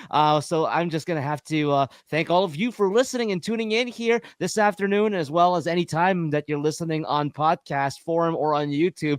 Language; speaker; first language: English; native; English